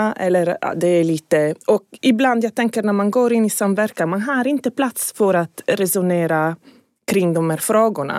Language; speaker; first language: Swedish; non-native, fluent; Italian